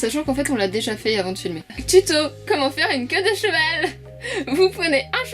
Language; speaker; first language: French; native; French